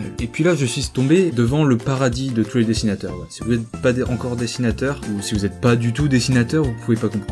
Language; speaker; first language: French; native; French